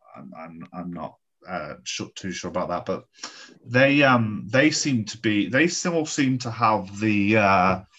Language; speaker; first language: English; native; English